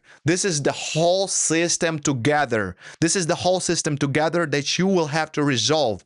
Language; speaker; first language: English; non-native, fluent; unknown